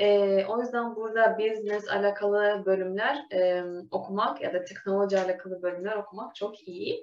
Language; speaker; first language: Turkish; non-native, fluent; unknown